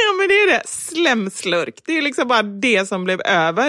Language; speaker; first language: Swedish; native; Swedish